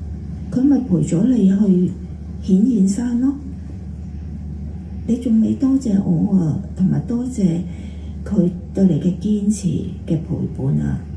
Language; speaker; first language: Cantonese; native; Cantonese